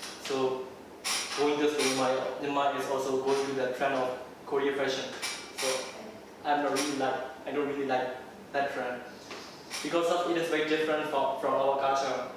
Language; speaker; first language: English; non-native, learner; Burmese